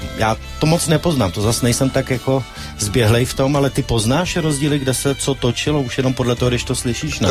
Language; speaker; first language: Czech; native; Czech